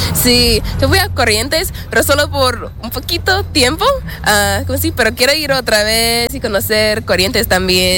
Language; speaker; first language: Spanish; non-native, learner; English